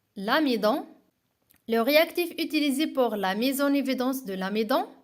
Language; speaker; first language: French; non-native, local second language; Arabic